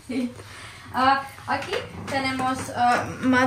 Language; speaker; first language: Spanish; non-native, learner; Finnish